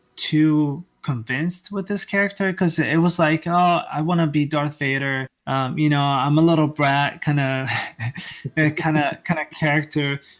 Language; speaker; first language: English; non-native, fluent; Italian